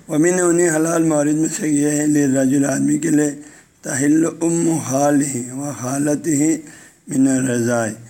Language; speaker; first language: Urdu; non-native, local second language; Balti